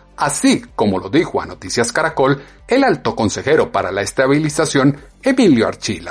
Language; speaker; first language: Spanish; native; Spanish